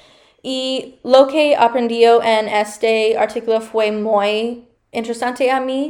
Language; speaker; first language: Spanish; non-native, learner; English